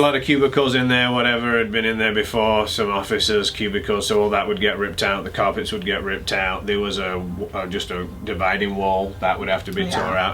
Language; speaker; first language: English; native; English